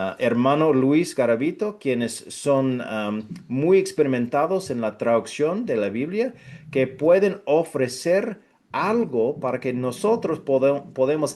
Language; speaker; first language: Spanish; non-native, fluent; English